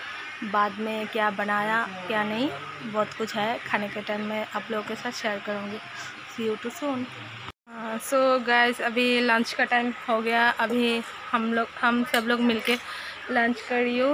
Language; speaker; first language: Hindi; non-native, local second language; Assamese